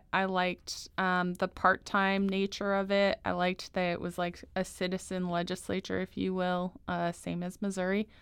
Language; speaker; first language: English; native; English